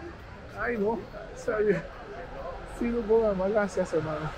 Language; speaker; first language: Spanish; non-native, learner; English